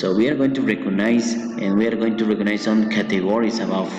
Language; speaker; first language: English; non-native, fluent; Spanish